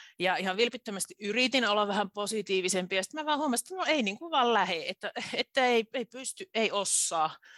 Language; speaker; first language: Finnish; native; Finnish